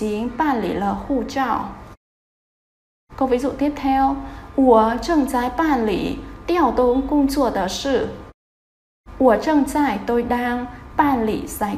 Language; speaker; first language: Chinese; non-native, fluent; Vietnamese